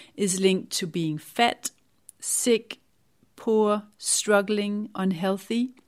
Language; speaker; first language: English; non-native, fluent; Danish